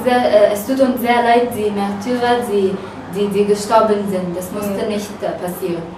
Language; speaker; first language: German; non-native, fluent; Arabic